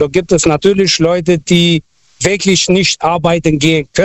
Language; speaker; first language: German; non-native, local second language; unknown